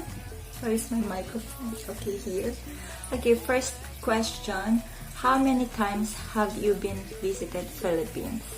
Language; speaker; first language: English; non-native, local second language; Filipino